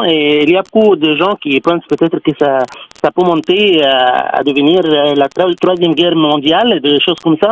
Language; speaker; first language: French; non-native, fluent; Arabic